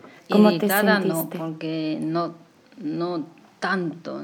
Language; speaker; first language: Spanish; non-native, learner; Chinese